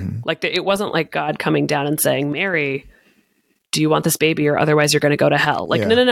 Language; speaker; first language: English; native; English